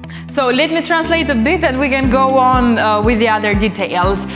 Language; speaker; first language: English; non-native, fluent; Albanian